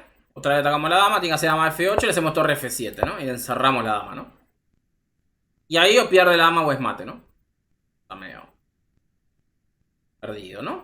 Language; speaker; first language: Spanish; native; Spanish